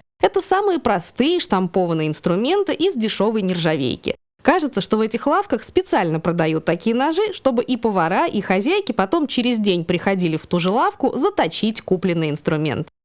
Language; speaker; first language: Russian; native; Russian